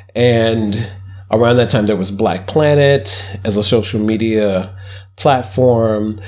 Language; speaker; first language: English; native; English